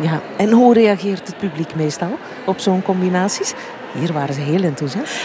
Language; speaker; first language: Dutch; native; Dutch